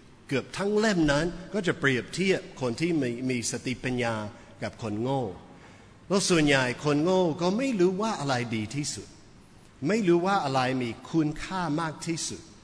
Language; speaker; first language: Thai; non-native, fluent; English